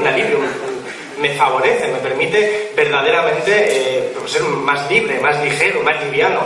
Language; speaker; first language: Spanish; native; Spanish